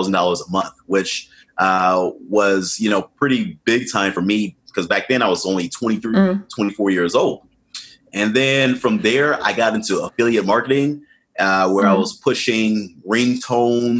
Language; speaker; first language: English; native; English